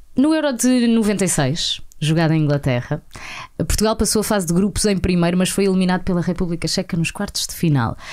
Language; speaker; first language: Portuguese; native; Portuguese